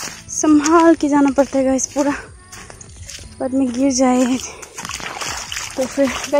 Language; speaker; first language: Hindi; non-native, local second language; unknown